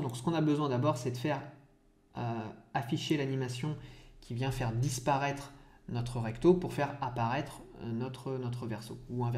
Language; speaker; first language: French; native; French